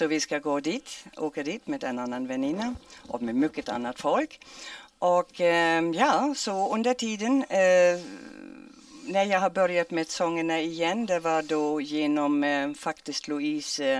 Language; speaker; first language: Swedish; non-native, fluent; German